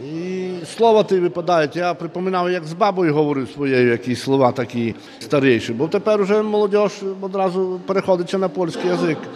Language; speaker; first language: Ukrainian; native; Ukrainian